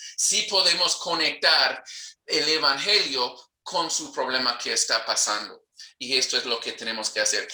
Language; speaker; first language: Spanish; non-native, fluent; English